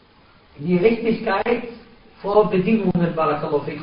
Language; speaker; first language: German; non-native, fluent; Arabic